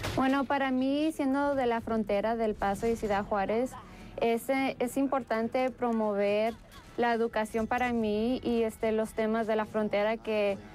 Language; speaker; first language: Spanish; native; Spanish